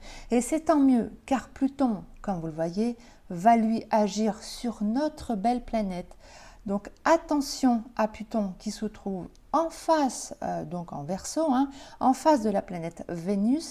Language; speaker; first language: French; native; French